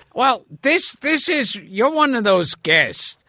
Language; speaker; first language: English; native; English